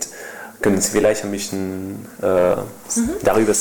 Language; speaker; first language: German; non-native, fluent; Spanish